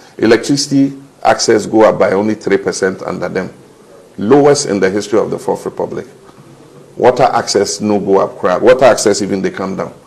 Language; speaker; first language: Nigerian Pidgin; non-native, fluent; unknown